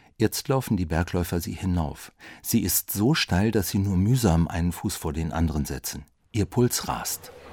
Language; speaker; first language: German; native; German